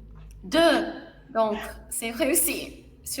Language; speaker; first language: French; non-native, learner; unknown